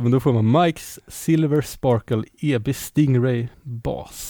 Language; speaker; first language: Swedish; native; Swedish